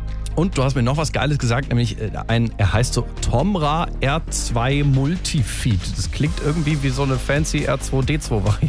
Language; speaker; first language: German; native; German